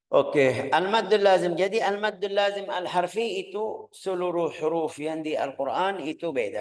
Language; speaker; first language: Indonesian; non-native, fluent; Arabic